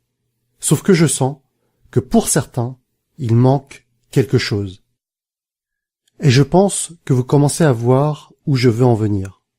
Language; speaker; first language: French; native; French